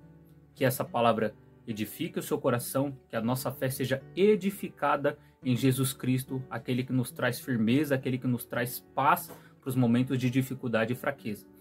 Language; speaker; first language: Portuguese; native; Portuguese